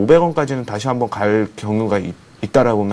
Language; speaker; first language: Korean; native; Korean